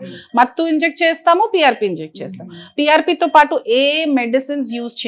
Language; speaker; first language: Telugu; non-native, fluent; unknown